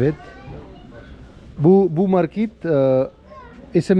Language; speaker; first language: Turkish; non-native, learner; Urdu